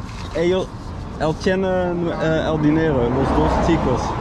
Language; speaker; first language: Spanish; non-native, learner; Dutch